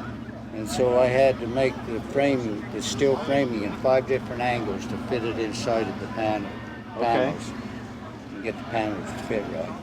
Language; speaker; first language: English; native; English